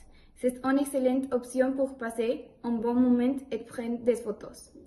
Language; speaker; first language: French; non-native, learner; Spanish